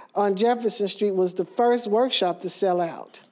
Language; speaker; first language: English; native; English